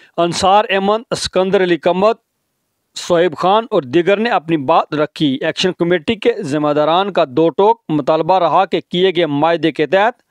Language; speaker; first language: Urdu; non-native, local second language; Punjabi